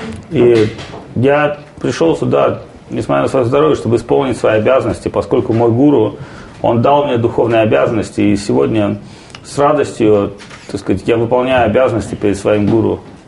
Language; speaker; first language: Russian; native; Russian